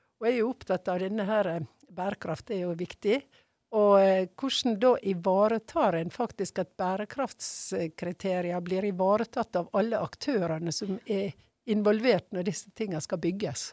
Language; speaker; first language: Norwegian; native; Norwegian